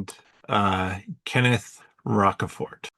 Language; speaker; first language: English; native; English